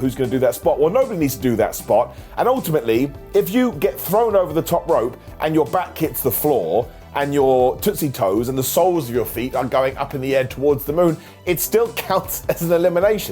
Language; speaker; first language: English; native; English